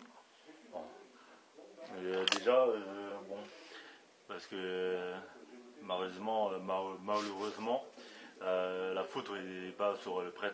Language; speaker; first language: French; native; French